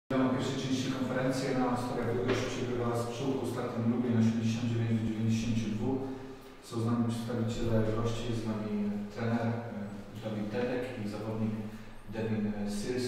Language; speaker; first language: Polish; native; Polish